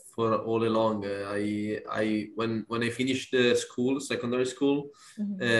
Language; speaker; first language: English; non-native, fluent; Italian